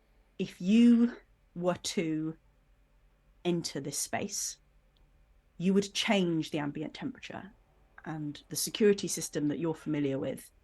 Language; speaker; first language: English; native; English